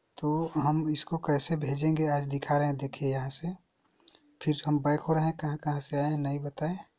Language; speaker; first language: Hindi; native; Hindi